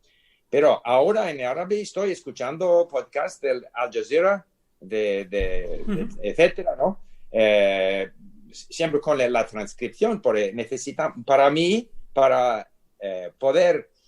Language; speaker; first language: Spanish; non-native, fluent; English